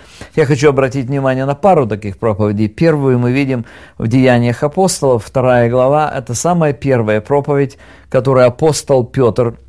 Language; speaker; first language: Russian; native; Russian